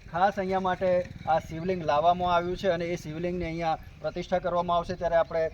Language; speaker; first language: Gujarati; native; Gujarati